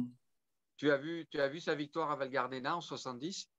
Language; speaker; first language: French; native; French